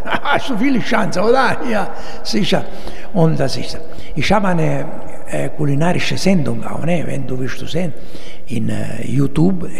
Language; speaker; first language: German; non-native, learner; Italian